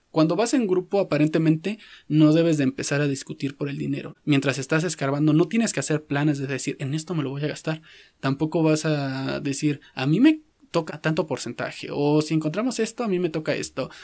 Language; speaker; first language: Spanish; native; Spanish